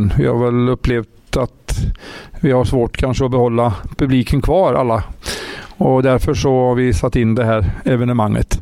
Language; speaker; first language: Swedish; native; Swedish